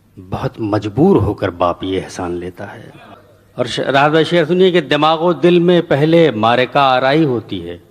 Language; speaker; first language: Urdu; native; Urdu